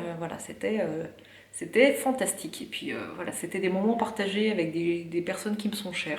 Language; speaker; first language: French; native; French